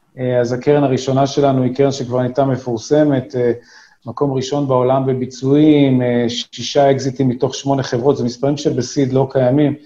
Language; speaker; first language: Hebrew; native; Hebrew